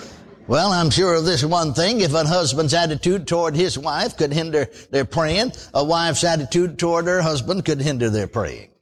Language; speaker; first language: English; native; English